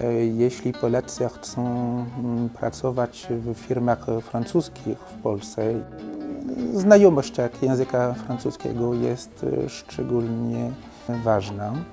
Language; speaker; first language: Polish; non-native, fluent; French